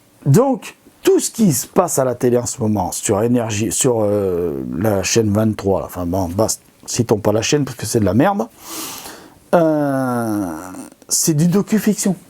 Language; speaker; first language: French; native; French